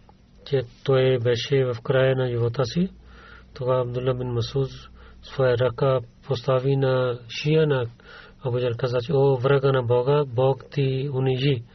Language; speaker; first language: Bulgarian; non-native, learner; Urdu